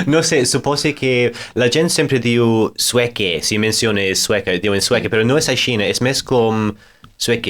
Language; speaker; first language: Catalan; non-native, fluent; English